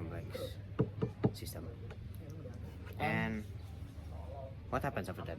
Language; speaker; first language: English; non-native, fluent; Indonesian